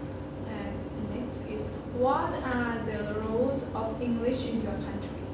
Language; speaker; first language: English; non-native, learner; Thai